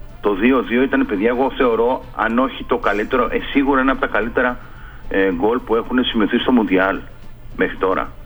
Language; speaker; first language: Greek; non-native, fluent; Spanish